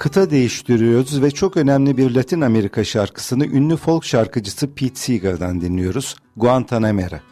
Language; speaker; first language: Turkish; native; Turkish